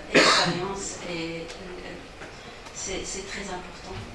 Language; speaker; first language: French; non-native, local second language; Arabic